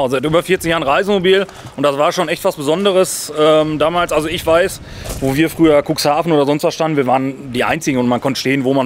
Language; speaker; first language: German; native; German